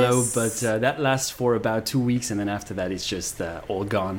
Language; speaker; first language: English; non-native, fluent; Japanese